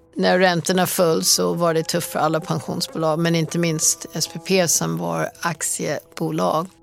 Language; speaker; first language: Swedish; non-native, fluent; English